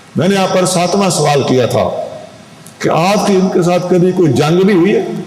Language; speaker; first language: Urdu; non-native, local second language; Punjabi